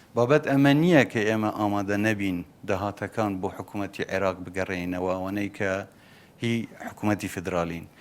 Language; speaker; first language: Central Kurdish; native; Central Kurdish